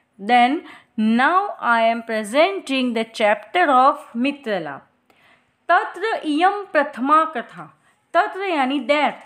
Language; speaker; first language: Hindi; non-native, local second language; Gujarati